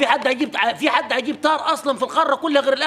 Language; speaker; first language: Arabic; native; Arabic